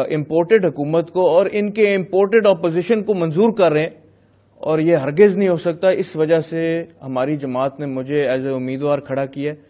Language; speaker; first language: Urdu; non-native, local second language; Punjabi